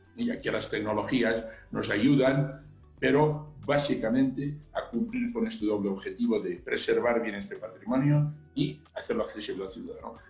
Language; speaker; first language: Spanish; non-native, local second language; Catalan